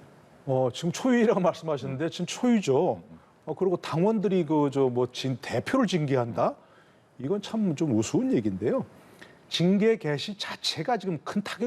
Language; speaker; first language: Korean; native; Korean